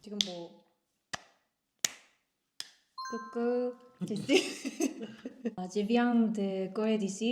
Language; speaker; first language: French; non-native, fluent; Korean